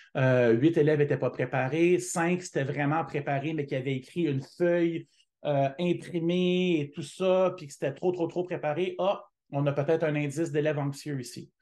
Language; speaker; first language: French; native; French